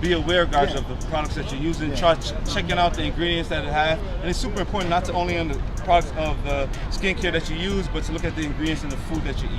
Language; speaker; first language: English; native; English